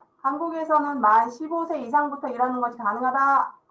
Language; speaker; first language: Korean; native; Korean